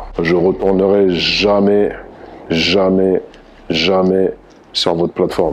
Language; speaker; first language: French; native; French